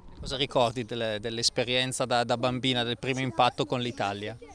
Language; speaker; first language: Italian; native; Italian